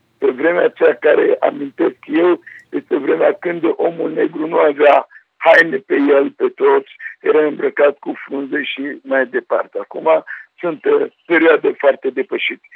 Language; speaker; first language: Romanian; non-native, fluent; Sango